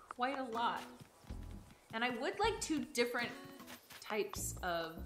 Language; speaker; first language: English; native; English